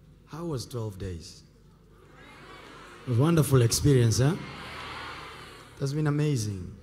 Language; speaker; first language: English; non-native, local second language; Swahili